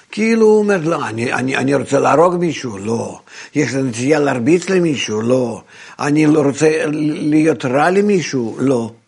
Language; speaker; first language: Hebrew; non-native, fluent; Russian